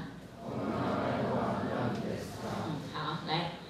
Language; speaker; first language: Japanese; non-native, learner; Chinese